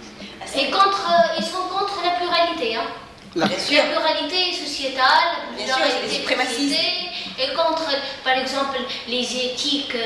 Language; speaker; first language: French; non-native, learner; Arabic